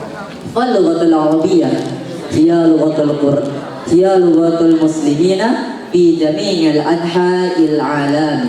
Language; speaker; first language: Arabic; non-native, learner; Indonesian